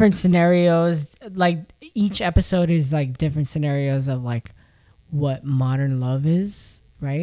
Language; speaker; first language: English; early bilingual, other home language; Spanish